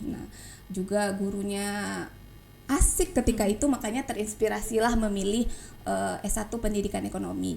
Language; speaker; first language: Indonesian; non-native, local second language; Minangkabau